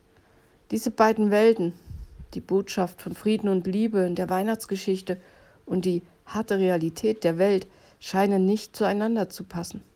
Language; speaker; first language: German; native; German